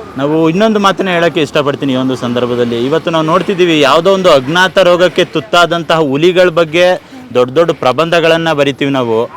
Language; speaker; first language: Kannada; native; Kannada